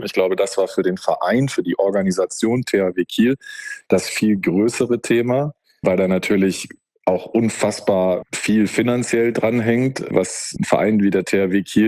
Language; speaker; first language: German; native; German